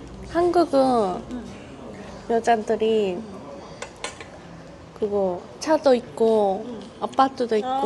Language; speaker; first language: Korean; non-native, learner; Japanese